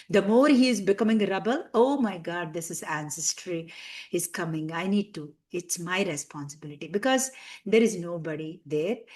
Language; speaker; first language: English; non-native, local second language; Telugu